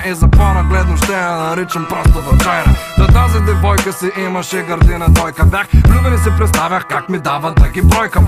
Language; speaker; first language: Bulgarian; native; Bulgarian